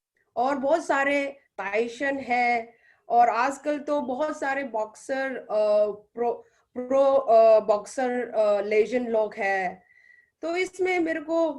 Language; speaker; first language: Hindi; non-native, local second language; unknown